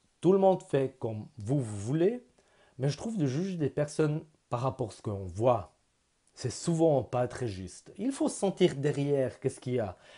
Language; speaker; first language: French; non-native, local second language; German